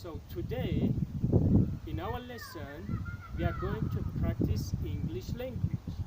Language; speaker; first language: English; non-native, fluent; Tajik